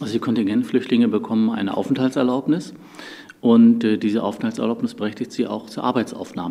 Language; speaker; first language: German; native; German